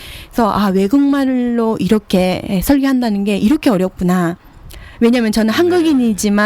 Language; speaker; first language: Korean; early bilingual, heritage; Korean